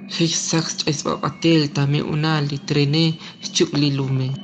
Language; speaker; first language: Spanish; native; Spanish